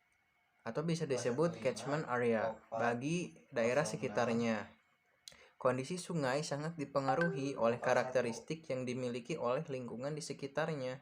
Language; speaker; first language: Indonesian; native; Indonesian